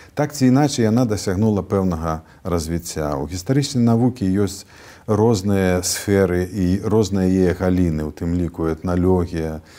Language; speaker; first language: Belarusian; native; Belarusian